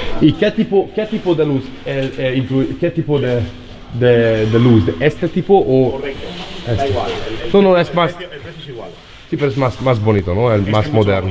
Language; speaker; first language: Spanish; non-native, learner; Hungarian